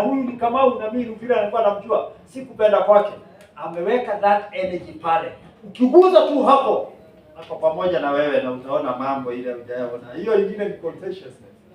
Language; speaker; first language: Swahili; non-native, local second language; Kikuyu